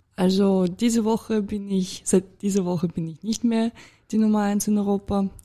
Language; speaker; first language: German; non-native, fluent; Russian